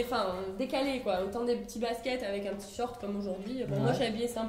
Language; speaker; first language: French; native; French